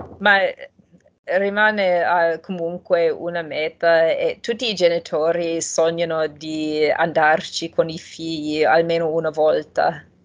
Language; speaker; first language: Italian; non-native, fluent; English